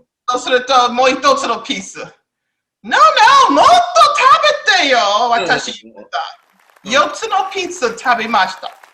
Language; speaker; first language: Japanese; non-native, learner; English